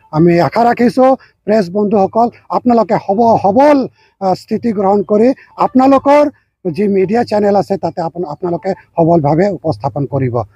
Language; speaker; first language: Assamese; non-native, local second language; Sadri